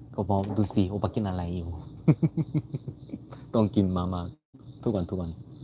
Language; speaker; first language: Thai; non-native, learner; Korean